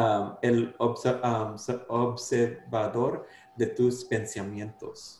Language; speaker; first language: Spanish; non-native, fluent; English